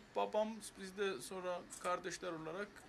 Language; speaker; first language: Turkish; non-native, fluent; Armenian